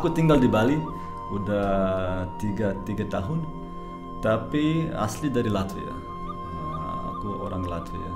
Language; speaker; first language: Indonesian; non-native, learner; Latvian